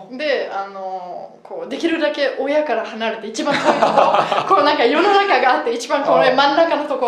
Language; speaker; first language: Japanese; non-native, fluent; German